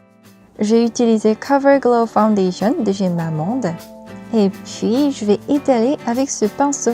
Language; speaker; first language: French; non-native, learner; Korean